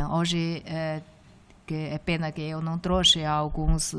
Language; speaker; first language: Portuguese; non-native, fluent; Chinese